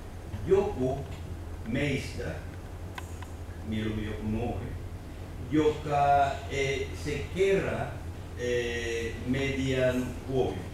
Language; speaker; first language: Finnish; non-native, fluent; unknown